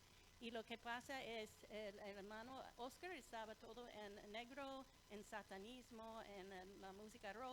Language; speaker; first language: Spanish; non-native, fluent; English